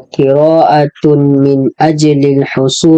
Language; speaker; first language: Arabic; non-native, learner; Indonesian